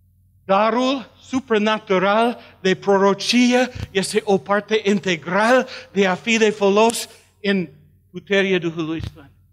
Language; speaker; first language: Romanian; non-native, learner; English